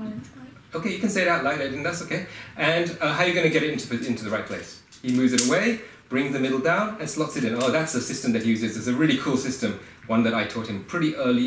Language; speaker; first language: English; native; English